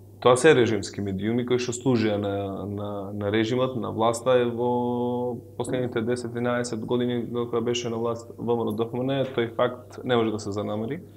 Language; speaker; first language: Macedonian; non-native, local second language; Albanian